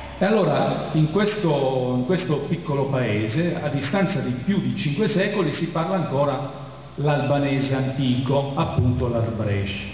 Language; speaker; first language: Italian; non-native, local second language; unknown